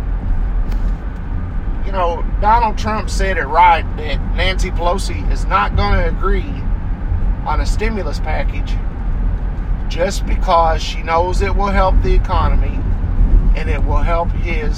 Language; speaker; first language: English; native; English